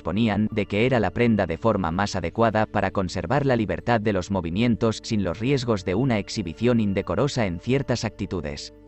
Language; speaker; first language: Spanish; native; Spanish